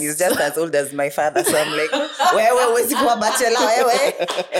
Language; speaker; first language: English; non-native, local second language; Swahili